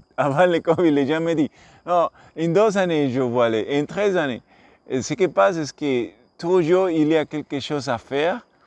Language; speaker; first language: French; non-native, learner; English